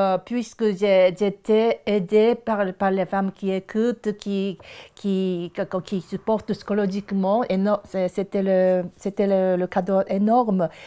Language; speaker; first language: French; non-native, fluent; Japanese